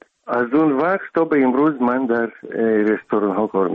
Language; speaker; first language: Persian; non-native, local second language; Russian